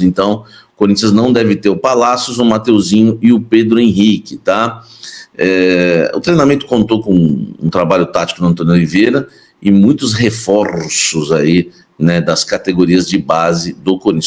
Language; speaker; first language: Portuguese; native; Portuguese